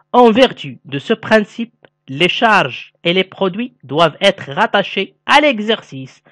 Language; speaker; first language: French; non-native, local second language; Arabic